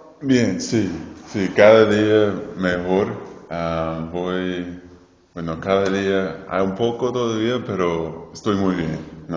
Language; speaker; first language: Spanish; non-native, fluent; English